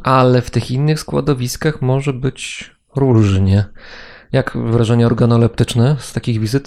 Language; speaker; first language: Polish; native; Polish